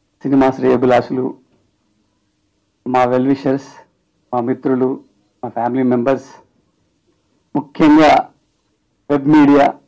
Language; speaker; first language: Telugu; native; Telugu